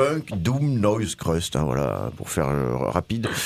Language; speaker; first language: French; native; French